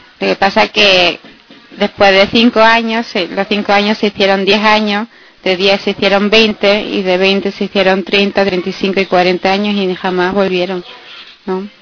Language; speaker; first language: Spanish; early bilingual, heritage; Spanish